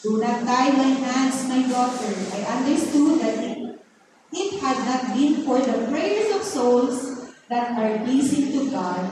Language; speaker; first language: English; non-native, local second language; Filipino